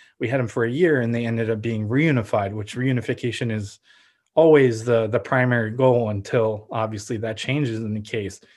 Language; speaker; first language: English; early bilingual, other home language; Ukrainian